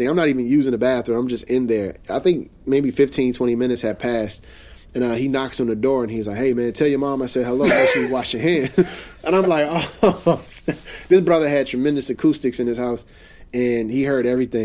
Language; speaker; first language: English; native; English